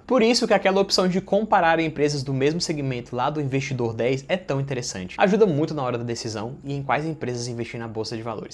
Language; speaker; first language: Portuguese; native; Portuguese